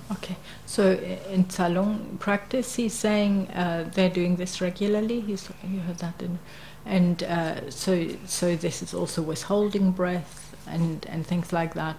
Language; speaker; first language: English; non-native, fluent; German